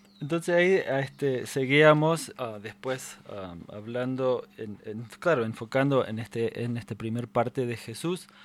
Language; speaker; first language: Spanish; non-native, fluent; English